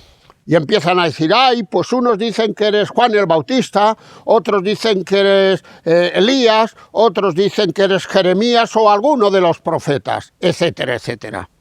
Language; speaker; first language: Spanish; native; Spanish